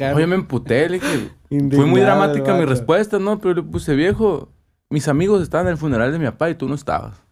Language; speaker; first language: Spanish; native; Spanish